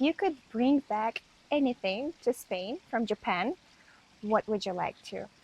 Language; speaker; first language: English; non-native, fluent; Russian